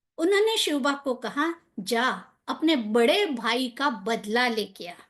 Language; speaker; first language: Hindi; non-native, local second language; Marathi